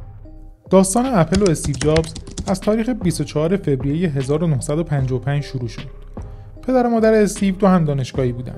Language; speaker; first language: Persian; native; Persian